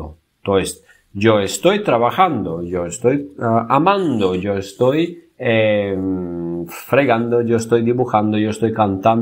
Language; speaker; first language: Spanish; non-native, fluent; Bulgarian